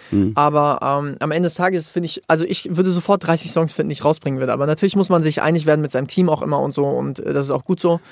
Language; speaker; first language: German; native; German